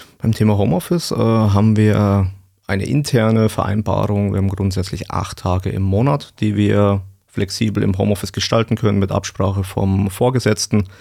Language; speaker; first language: German; native; German